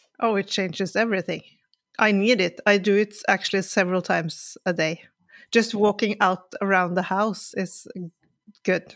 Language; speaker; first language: English; non-native, fluent; Norwegian